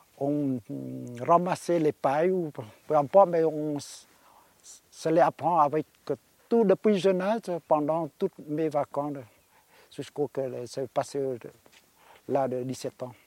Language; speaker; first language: French; non-native, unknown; Khmer